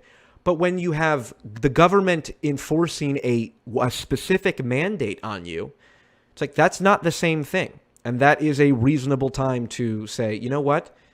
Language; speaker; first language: English; native; English